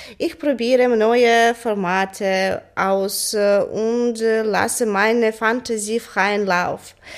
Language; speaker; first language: German; non-native, learner; Ukrainian